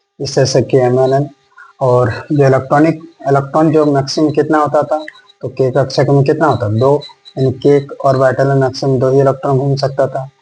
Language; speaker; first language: Hindi; native; Hindi